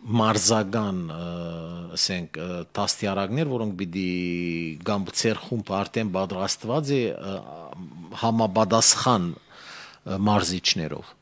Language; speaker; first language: Armenian; early bilingual, heritage; Armenian